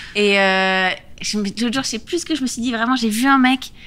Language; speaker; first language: French; native; French